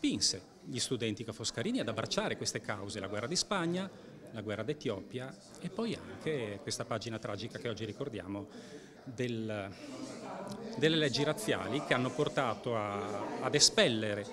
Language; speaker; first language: Italian; native; Italian